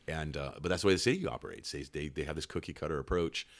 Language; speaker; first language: English; native; English